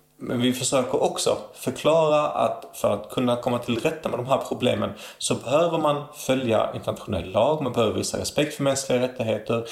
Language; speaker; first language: Swedish; early bilingual, other home language; Arabic